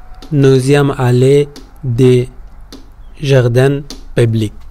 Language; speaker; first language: French; non-native, learner; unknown